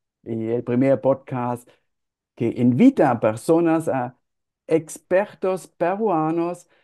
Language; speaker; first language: Spanish; non-native, fluent; German